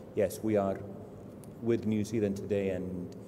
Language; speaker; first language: English; non-native, fluent; Arabic